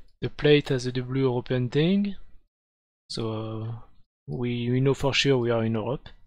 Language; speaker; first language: English; non-native, learner; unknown